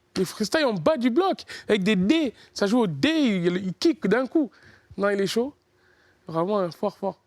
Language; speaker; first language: French; early bilingual, other home language; Lingala